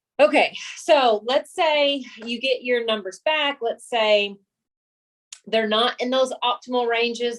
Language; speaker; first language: English; native; English